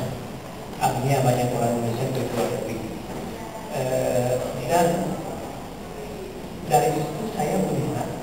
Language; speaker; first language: Indonesian; non-native, fluent; Japanese